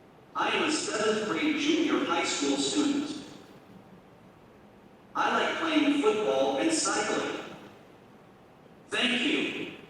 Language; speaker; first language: English; non-native, learner; Indonesian